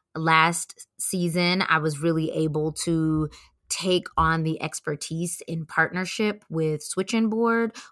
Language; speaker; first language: English; native; English